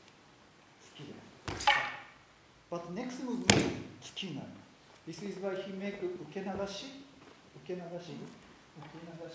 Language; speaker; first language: English; non-native, learner; Japanese